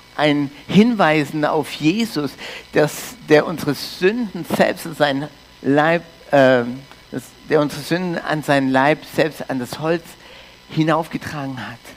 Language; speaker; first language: German; early bilingual, heritage; English